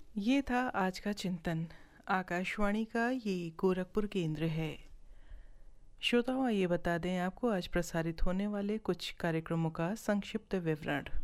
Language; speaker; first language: Hindi; native; Hindi